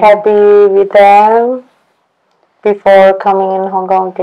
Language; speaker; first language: English; non-native, learner; Indonesian